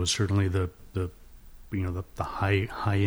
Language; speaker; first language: English; native; English